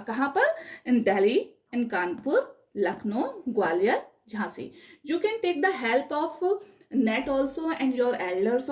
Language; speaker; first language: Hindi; native; Hindi